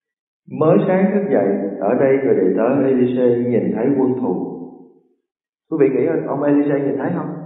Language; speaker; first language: Vietnamese; native; Vietnamese